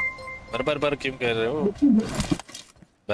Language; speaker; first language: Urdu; non-native, local second language; Pashto